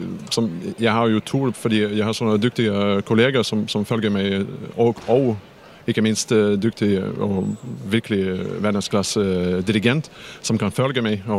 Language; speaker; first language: Danish; non-native, fluent; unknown